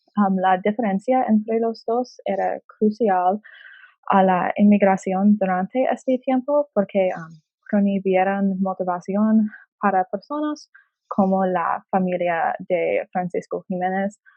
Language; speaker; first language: Spanish; non-native, learner; English